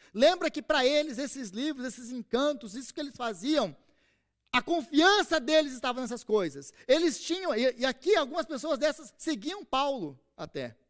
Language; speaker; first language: Portuguese; native; Portuguese